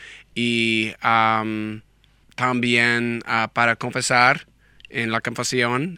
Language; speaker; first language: Spanish; non-native, learner; English